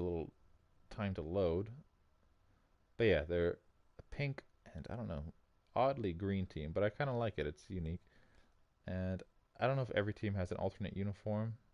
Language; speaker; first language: English; native; English